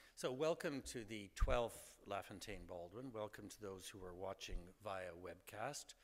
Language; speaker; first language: English; native; English